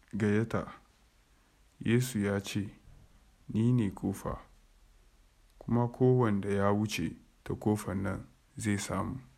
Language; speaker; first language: Hausa; non-native, local second language; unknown